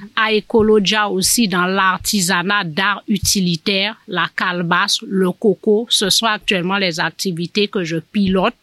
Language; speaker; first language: French; native; French